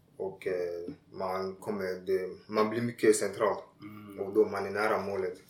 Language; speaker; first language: Swedish; early bilingual, other home language; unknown